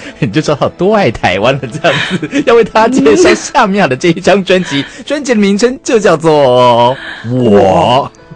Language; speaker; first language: Chinese; native; Chinese